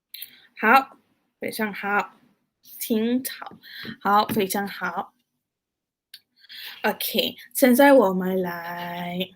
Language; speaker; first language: Chinese; non-native, fluent; Malay